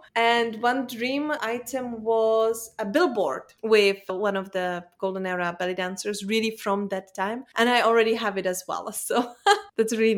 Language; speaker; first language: English; non-native, fluent; Czech